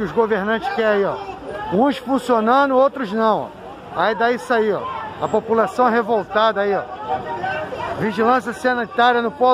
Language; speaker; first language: Portuguese; native; Portuguese